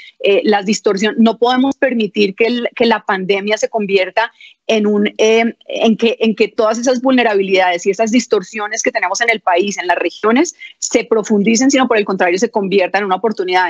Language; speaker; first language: Spanish; native; Spanish